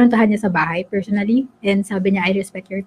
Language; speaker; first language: Filipino; native; Filipino